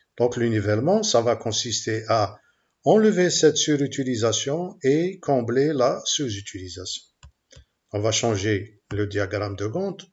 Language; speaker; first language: French; non-native, local second language; Arabic